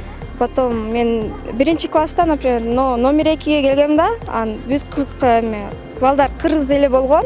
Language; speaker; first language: Kyrgyz; non-native, local second language; Russian